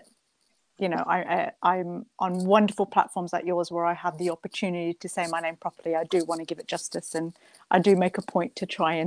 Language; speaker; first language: English; native; English